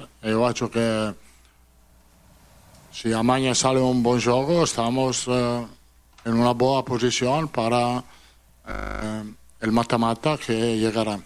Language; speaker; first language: Portuguese; non-native, fluent; Italian